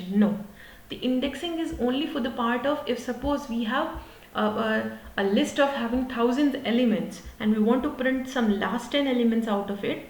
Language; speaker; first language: English; non-native, local second language; Hindi